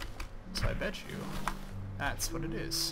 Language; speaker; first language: English; native; English